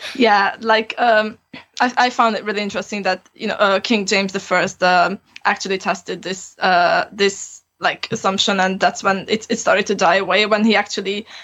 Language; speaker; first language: English; non-native, fluent; Romanian